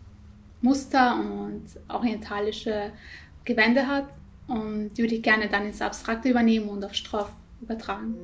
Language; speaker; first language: German; early bilingual, other home language; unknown